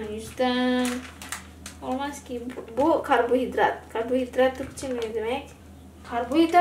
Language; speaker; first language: Turkish; non-native, learner; Indonesian